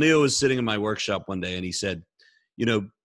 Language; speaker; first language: English; native; English